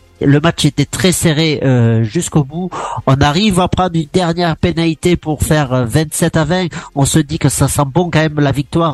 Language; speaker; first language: French; native; French